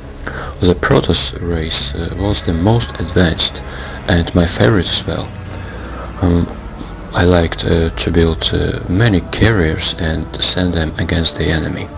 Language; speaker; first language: English; non-native, fluent; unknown